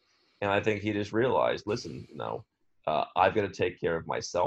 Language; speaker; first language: English; native; English